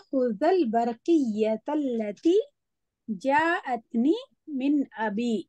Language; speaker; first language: Arabic; non-native, learner; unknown